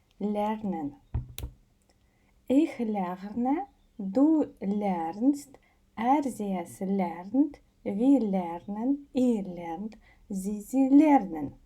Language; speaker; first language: German; non-native, fluent; Ukrainian